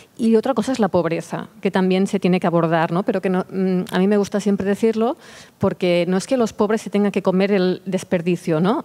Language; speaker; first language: Spanish; non-native, local second language; Catalan